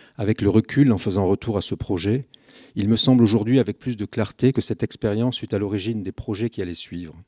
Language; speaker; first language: French; native; French